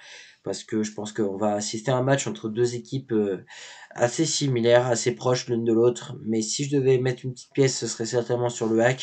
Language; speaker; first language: French; native; French